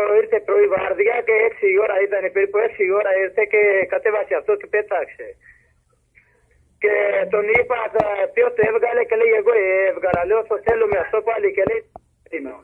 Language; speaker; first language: Greek; non-native, learner; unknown